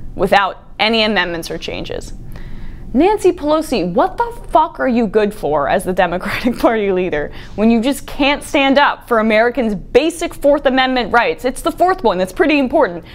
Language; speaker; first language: English; native; English